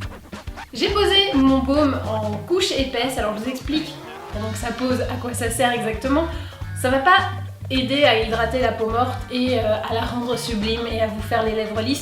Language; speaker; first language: French; native; French